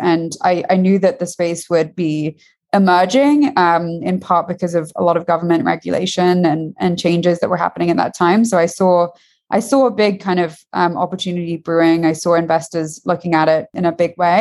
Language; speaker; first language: English; native; English